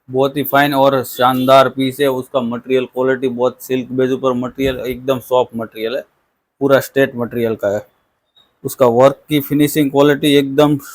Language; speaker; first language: Hindi; non-native, local second language; Gujarati